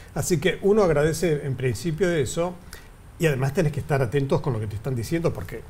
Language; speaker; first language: Spanish; native; Spanish